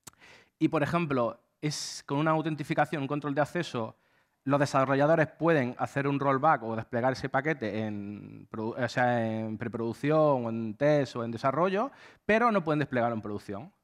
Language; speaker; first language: Spanish; native; Spanish